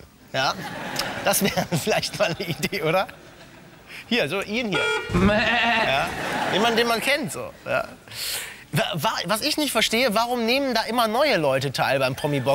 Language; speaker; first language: German; native; German